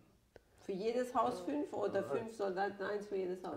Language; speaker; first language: German; non-native, local second language; Luxembourgish